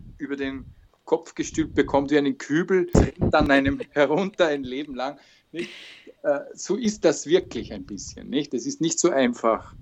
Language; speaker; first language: German; native; German